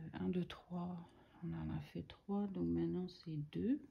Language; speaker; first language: French; native; French